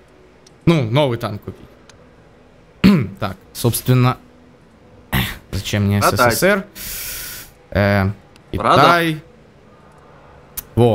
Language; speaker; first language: Russian; native; Russian